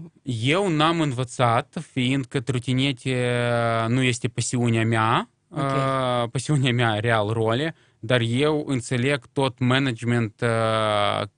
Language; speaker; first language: Romanian; non-native, local second language; Russian